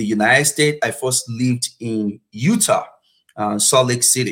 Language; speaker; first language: English; non-native, local second language; Yoruba